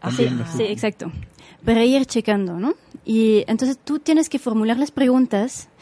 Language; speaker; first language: Spanish; non-native, fluent; French